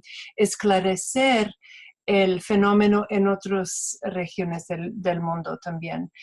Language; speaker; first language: Spanish; non-native, fluent; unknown